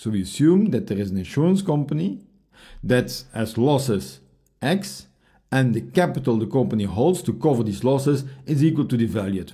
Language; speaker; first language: English; non-native, fluent; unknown